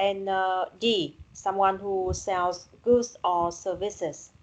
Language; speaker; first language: English; non-native, learner; Vietnamese